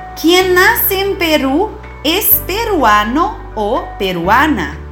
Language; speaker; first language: Spanish; non-native, fluent; Portuguese